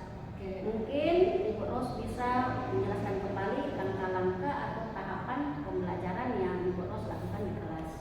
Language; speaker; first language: Indonesian; native; Indonesian